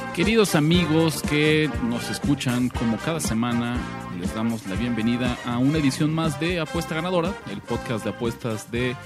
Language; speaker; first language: Spanish; native; Spanish